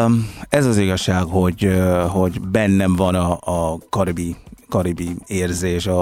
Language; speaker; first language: Hungarian; non-native, fluent; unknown